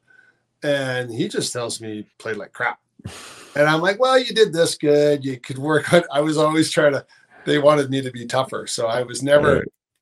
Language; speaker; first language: English; native; English